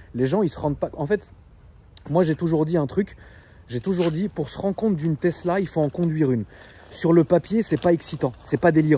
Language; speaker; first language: French; native; French